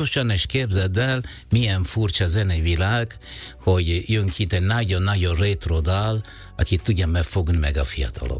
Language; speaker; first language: Hungarian; non-native, fluent; Italian